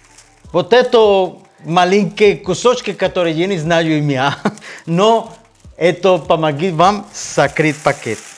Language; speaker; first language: Russian; non-native, learner; Spanish